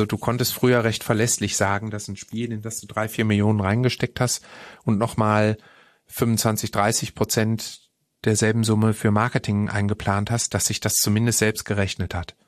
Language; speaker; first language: German; native; German